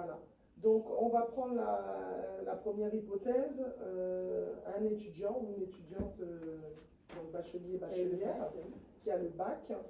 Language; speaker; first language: French; native; French